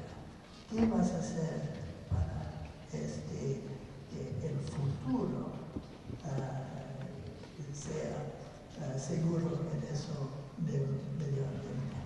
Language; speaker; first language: Spanish; non-native, fluent; English